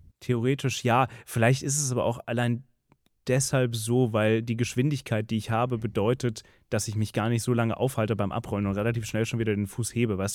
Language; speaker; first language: German; native; German